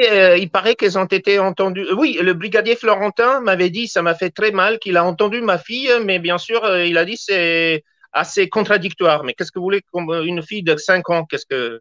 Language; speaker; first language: French; native; French